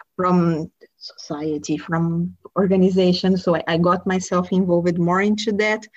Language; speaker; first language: English; non-native, fluent; Portuguese